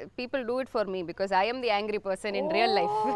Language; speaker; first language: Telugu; non-native, learner; Tamil